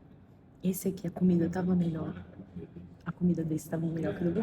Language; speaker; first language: Portuguese; native; Portuguese